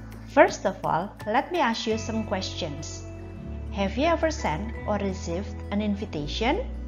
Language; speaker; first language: English; non-native, fluent; Indonesian